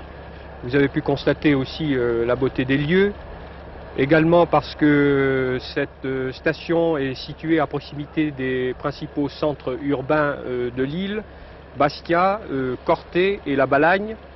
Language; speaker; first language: French; native; French